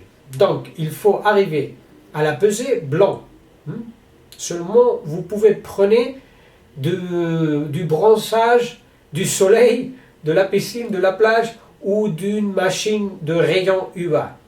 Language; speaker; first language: French; non-native, learner; Spanish